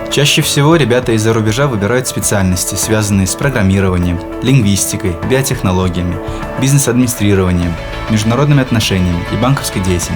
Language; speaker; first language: Russian; native; Russian